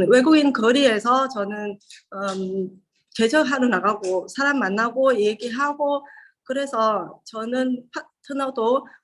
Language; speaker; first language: Korean; non-native, learner; Vietnamese